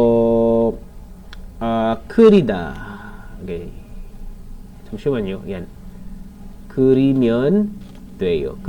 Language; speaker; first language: Korean; non-native, learner; Filipino